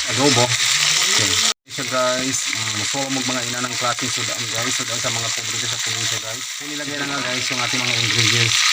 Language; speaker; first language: Filipino; non-native, local second language; Cebuano